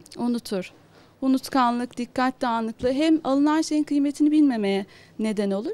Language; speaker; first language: Turkish; native; Turkish